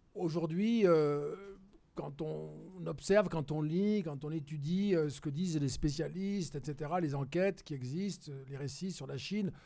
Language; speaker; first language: French; native; French